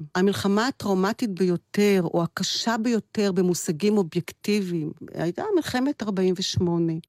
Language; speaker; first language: Hebrew; native; Hebrew